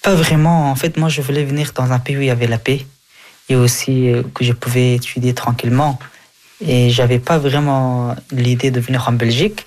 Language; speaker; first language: French; non-native, fluent; Persian